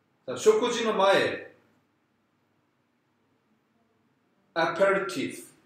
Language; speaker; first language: Japanese; non-native, fluent; Korean